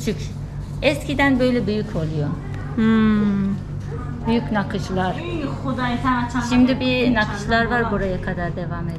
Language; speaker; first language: Turkish; non-native, fluent; Turkmen